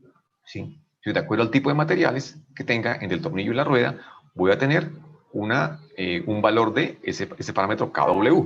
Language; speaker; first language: Spanish; native; Spanish